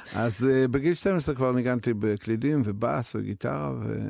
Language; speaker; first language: Hebrew; non-native, fluent; Russian